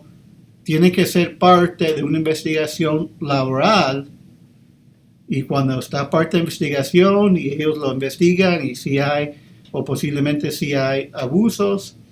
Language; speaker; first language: Spanish; early bilingual, heritage; English